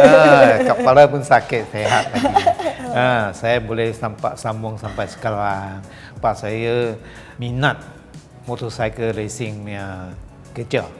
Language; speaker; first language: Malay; non-native, local second language; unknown